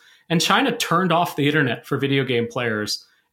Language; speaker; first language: English; native; English